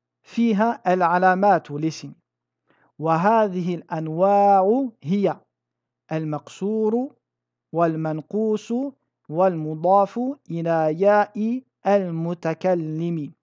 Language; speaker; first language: Arabic; non-native, fluent; French